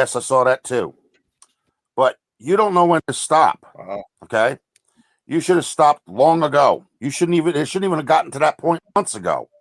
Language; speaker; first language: English; native; English